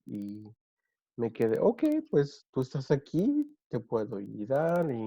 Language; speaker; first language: Spanish; early bilingual, other home language; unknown